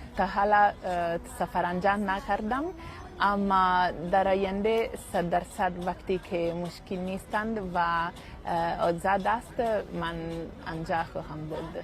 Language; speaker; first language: Persian; non-native, learner; Italian